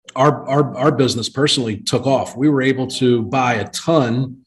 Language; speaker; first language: English; native; English